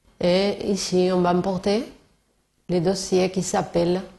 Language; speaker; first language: French; non-native, learner; Spanish